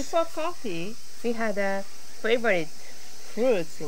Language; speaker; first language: English; non-native, learner; Japanese